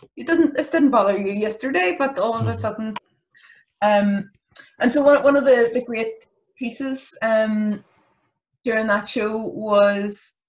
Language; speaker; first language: English; native; English